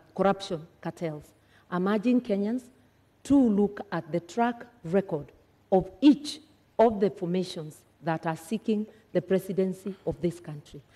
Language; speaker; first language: English; non-native, local second language; Kikuyu